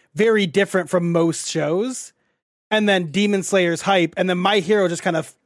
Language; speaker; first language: English; native; English